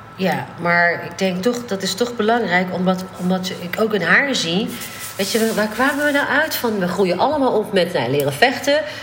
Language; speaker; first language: Dutch; native; Dutch